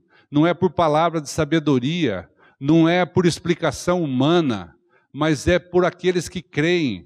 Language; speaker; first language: Portuguese; native; Portuguese